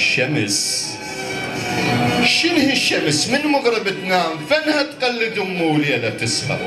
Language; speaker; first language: Arabic; native; Arabic